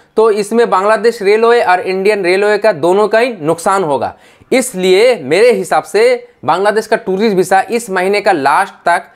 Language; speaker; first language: Hindi; non-native, fluent; Bangla